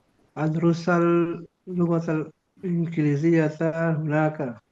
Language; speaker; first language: Arabic; non-native, learner; Indonesian